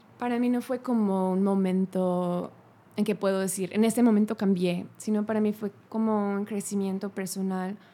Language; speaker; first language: Spanish; non-native, fluent; English